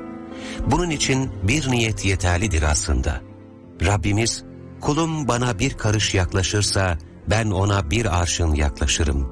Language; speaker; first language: Turkish; native; Turkish